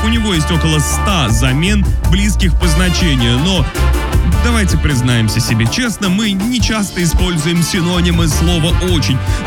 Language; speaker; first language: Russian; native; Russian